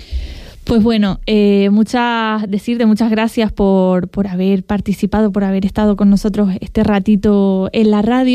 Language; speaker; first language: Spanish; native; Spanish